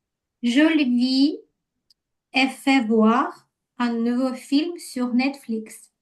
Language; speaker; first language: French; non-native, learner; Ukrainian